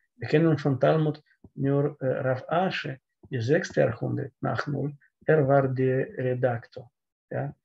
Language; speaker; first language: German; non-native, learner; Russian